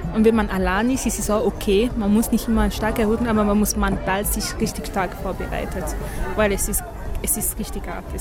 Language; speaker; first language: German; non-native, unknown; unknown